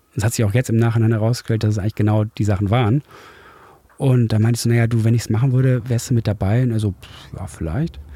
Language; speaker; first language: German; native; German